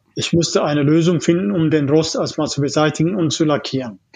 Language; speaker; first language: German; non-native, fluent; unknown